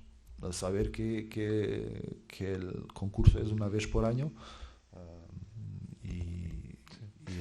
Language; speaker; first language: Spanish; non-native, fluent; Portuguese